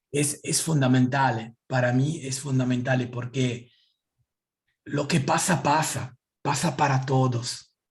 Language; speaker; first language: Spanish; non-native, learner; Italian